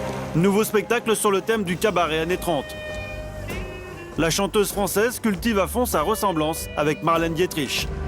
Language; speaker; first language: French; native; French